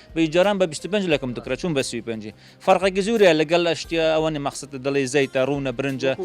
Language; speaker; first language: Central Kurdish; non-native, local second language; Kurdish